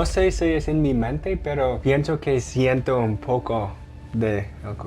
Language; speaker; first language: Spanish; non-native, learner; English